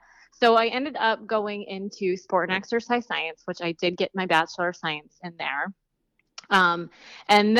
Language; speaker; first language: English; native; English